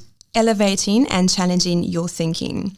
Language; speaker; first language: English; native; English